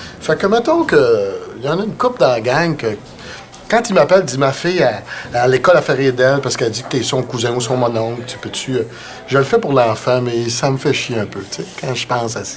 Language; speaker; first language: French; native; French